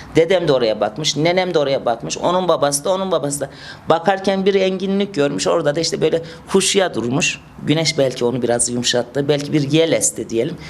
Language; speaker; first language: Turkish; native; Turkish